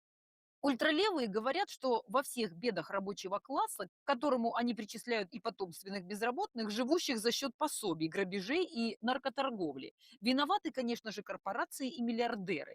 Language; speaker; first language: Russian; native; Russian